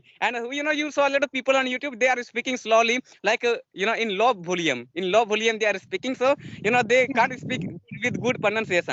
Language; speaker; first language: English; non-native, learner; Santali